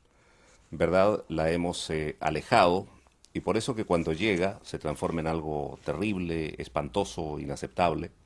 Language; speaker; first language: Spanish; native; Spanish